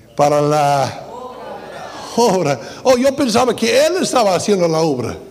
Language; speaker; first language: Spanish; non-native, fluent; English